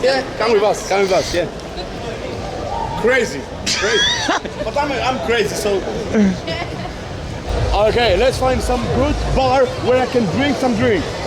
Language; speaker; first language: English; non-native, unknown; Polish